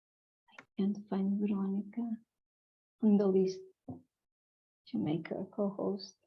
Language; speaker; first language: English; non-native, fluent; Portuguese